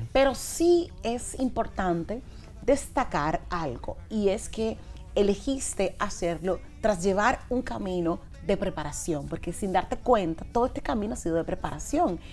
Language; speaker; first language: Spanish; native; Spanish